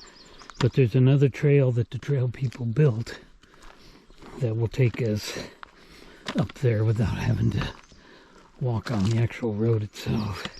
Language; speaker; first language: English; native; English